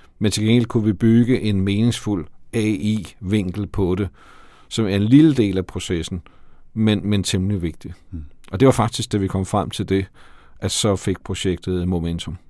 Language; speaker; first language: Danish; native; Danish